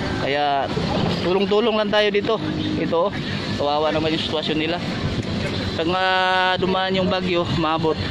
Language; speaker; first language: Filipino; non-native, local second language; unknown